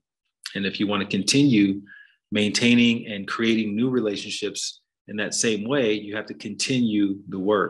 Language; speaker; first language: English; native; English